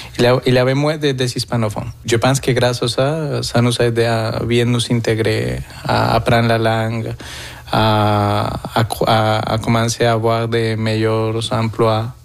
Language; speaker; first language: French; non-native, fluent; Spanish